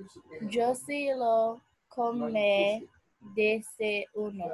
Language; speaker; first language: Spanish; non-native, learner; English